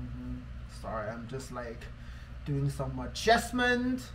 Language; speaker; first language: English; non-native, fluent; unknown